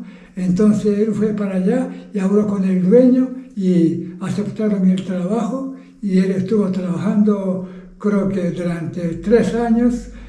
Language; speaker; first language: Spanish; non-native, fluent; Japanese